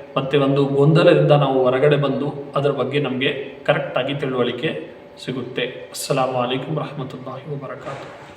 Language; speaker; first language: Kannada; non-native, local second language; Urdu